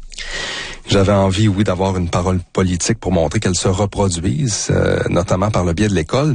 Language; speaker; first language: French; native; French